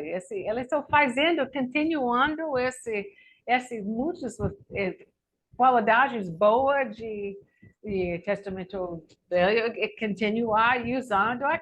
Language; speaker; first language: Portuguese; non-native, learner; English